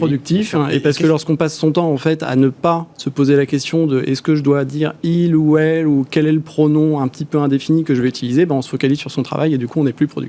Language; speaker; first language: French; native; French